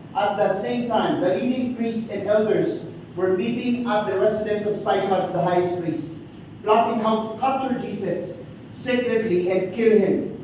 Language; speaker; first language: English; non-native, local second language; Filipino